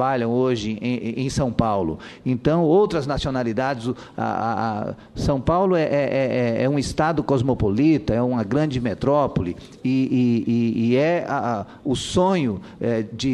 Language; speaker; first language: Portuguese; native; Portuguese